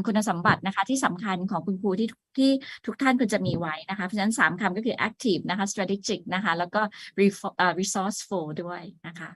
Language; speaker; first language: Thai; native; Thai